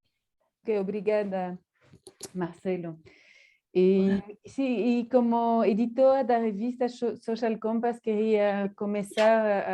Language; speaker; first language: Portuguese; non-native, fluent; Spanish